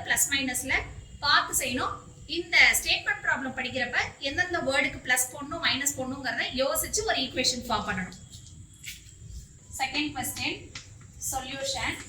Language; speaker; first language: Tamil; native; Tamil